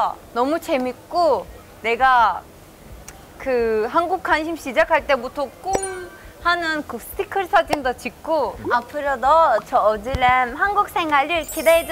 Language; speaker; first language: Korean; non-native, learner; Turkish